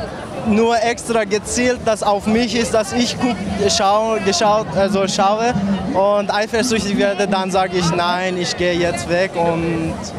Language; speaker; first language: German; non-native, learner; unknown